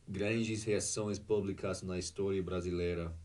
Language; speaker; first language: Portuguese; non-native, learner; English